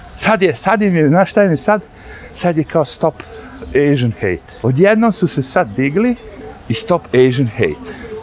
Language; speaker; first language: Bosnian; native; Bosnian